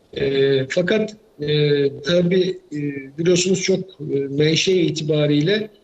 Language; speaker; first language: Turkish; native; Turkish